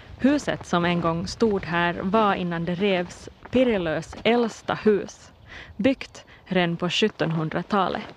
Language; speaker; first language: Swedish; native; Swedish